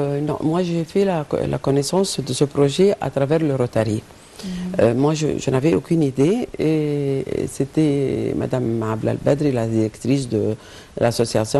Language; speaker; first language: French; non-native, fluent; Arabic